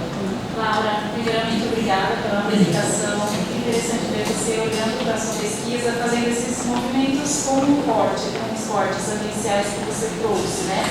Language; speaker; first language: Portuguese; native; Portuguese